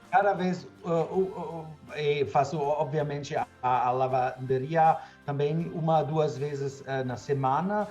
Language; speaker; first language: Portuguese; non-native, fluent; German